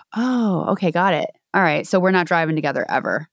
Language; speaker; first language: English; native; English